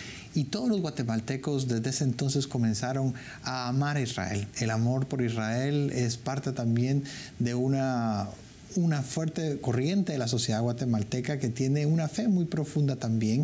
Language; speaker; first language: Spanish; native; Spanish